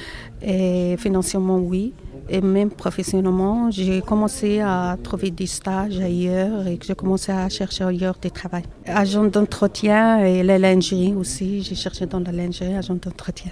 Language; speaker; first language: French; non-native, learner; Arabic